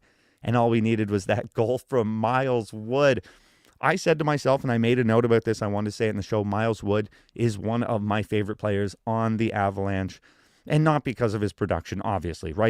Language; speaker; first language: English; native; English